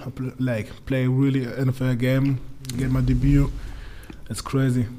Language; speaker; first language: English; non-native, learner; German